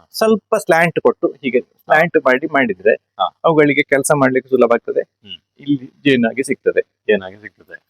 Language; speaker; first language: Kannada; native; Kannada